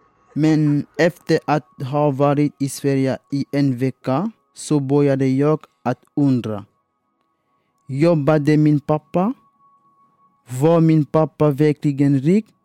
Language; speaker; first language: Swedish; non-native, fluent; French